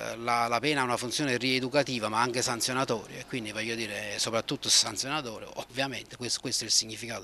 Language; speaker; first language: Italian; native; Italian